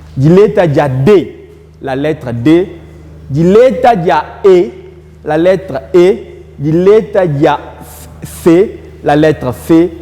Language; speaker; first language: French; non-native, local second language; Luba-Lulua